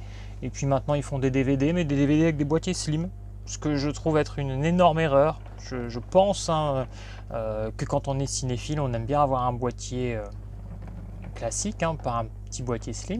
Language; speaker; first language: French; native; French